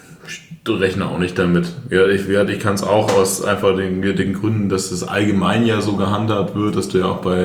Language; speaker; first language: German; native; German